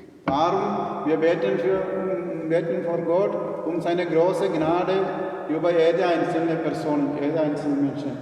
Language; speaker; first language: German; non-native, fluent; Malayalam